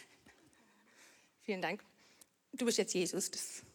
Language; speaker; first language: German; non-native, fluent; English